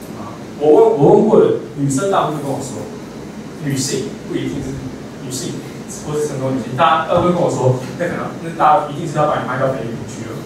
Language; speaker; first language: Chinese; native; Chinese